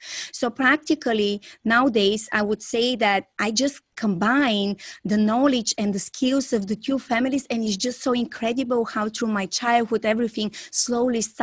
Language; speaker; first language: English; non-native, fluent; Bulgarian